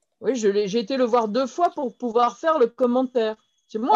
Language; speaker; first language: French; non-native, fluent; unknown